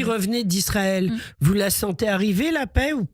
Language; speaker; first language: French; native; French